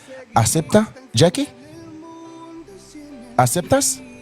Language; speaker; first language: Spanish; non-native, learner; Haitian Creole